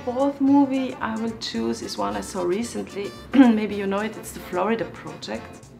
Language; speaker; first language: English; non-native, fluent; German